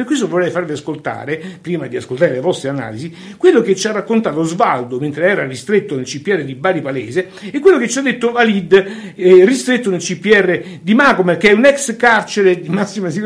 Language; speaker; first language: Italian; native; Italian